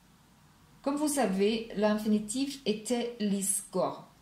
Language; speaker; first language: French; non-native, fluent; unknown